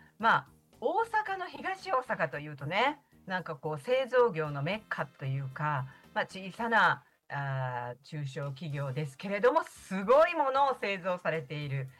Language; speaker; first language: Japanese; native; Japanese